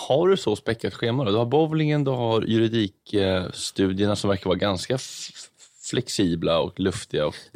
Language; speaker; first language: Swedish; native; Swedish